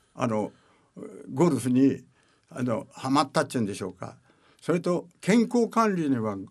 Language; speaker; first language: Japanese; native; Japanese